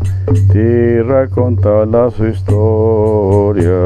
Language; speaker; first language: Italian; non-native, learner; Spanish